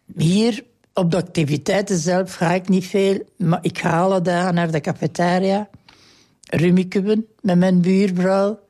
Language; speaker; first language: Dutch; native; Dutch